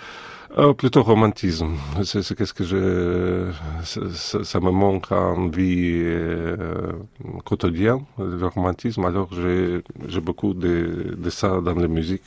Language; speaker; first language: French; non-native, fluent; Russian